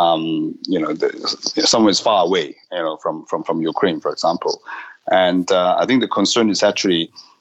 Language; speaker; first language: English; non-native, local second language; Cantonese